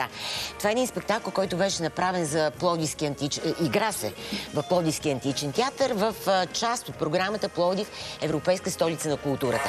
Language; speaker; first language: Bulgarian; native; Bulgarian